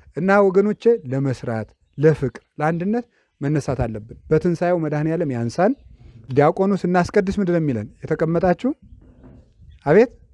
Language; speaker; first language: Amharic; native; Amharic